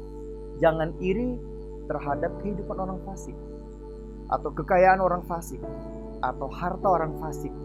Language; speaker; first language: Indonesian; native; Indonesian